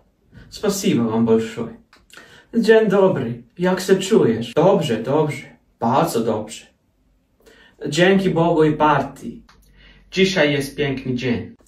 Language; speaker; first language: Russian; non-native, learner; Serbian